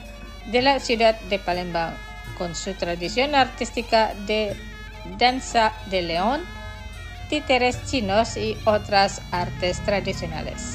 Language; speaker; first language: Spanish; non-native, fluent; Indonesian